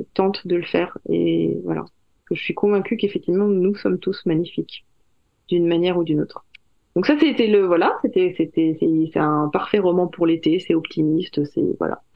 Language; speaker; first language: French; native; French